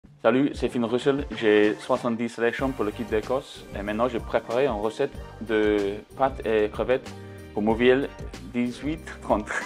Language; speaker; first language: French; non-native, learner; English